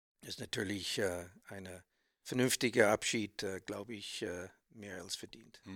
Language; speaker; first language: German; non-native, learner; English